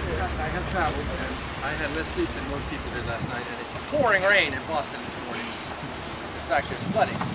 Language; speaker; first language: English; native; English